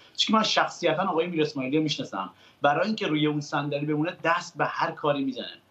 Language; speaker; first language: Persian; native; Persian